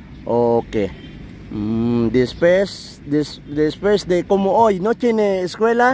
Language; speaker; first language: Spanish; non-native, learner; Filipino